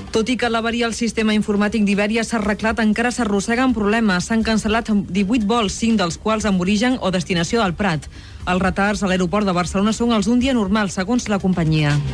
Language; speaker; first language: Catalan; non-native, local second language; Spanish